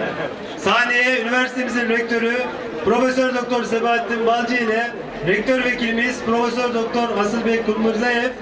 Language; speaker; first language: Turkish; native; Turkish